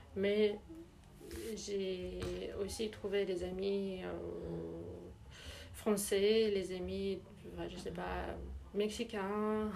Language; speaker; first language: French; non-native, learner; English